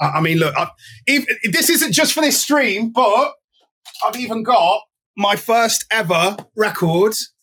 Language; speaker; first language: English; native; English